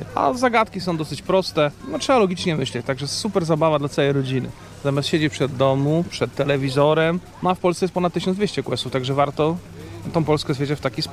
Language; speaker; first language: Polish; native; Polish